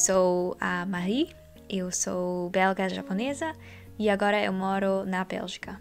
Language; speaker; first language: Portuguese; non-native, learner; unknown